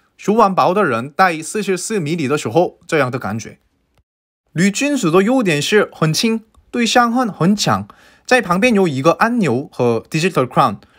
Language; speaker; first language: Chinese; non-native, fluent; Korean